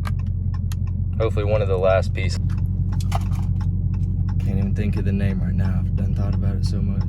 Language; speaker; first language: English; native; English